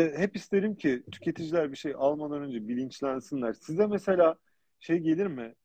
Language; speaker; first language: Turkish; native; Turkish